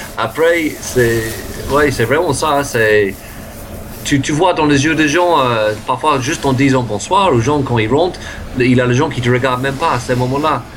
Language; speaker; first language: French; non-native, fluent; English